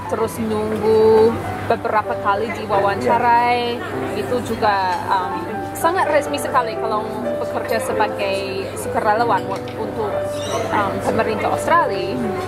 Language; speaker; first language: Malay; non-native, fluent; English